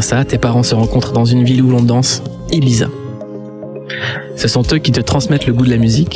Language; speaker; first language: French; native; French